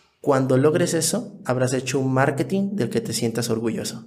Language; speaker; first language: Spanish; native; Spanish